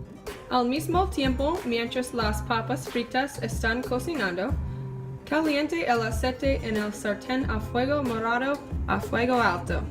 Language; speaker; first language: Spanish; non-native, learner; English